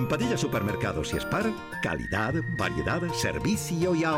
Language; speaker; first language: Spanish; native; Spanish